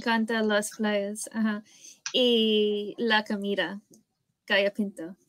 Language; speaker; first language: Spanish; non-native, learner; English